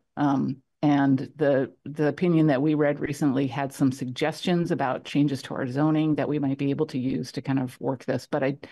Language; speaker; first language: English; native; English